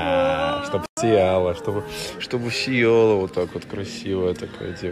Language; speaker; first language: Russian; native; Russian